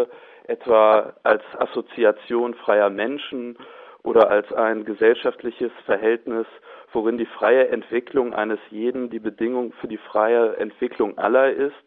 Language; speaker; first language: German; native; German